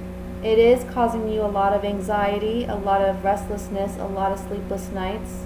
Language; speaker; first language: English; native; English